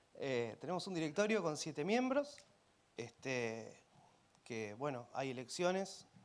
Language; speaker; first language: Spanish; native; Spanish